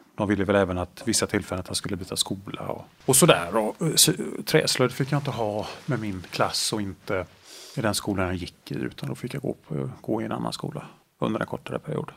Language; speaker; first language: Swedish; native; Swedish